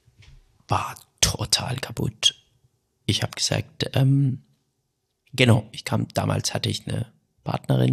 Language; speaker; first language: German; non-native, fluent; Persian